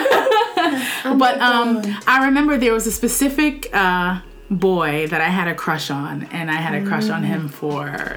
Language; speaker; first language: English; native; English